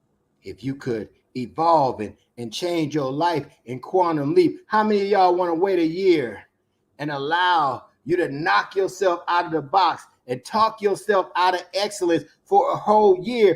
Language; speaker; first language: English; native; English